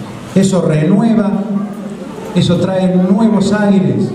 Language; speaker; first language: Spanish; native; Spanish